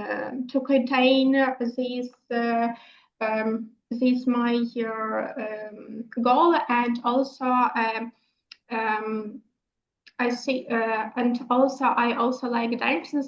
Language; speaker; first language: English; non-native, learner; Ukrainian